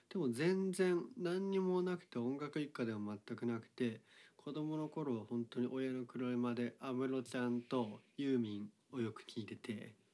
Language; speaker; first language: Japanese; native; Japanese